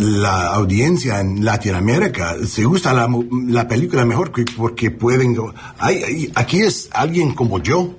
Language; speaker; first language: Spanish; non-native, learner; English